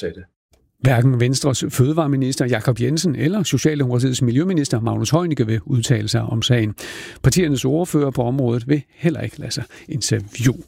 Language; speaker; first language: Danish; native; Danish